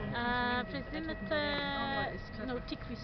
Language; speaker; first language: Bulgarian; non-native, learner; English